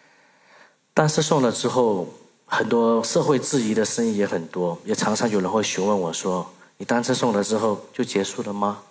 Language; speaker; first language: Chinese; early bilingual, other home language; Burmese